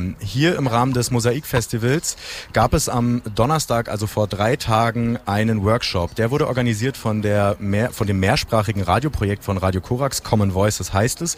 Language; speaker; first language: German; native; German